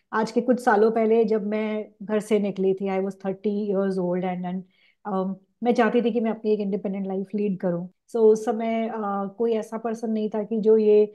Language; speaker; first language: Hindi; native; Hindi